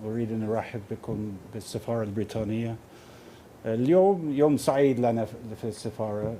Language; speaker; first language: Arabic; non-native, fluent; English